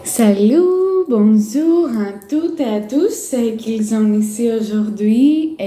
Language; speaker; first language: French; non-native, fluent; Greek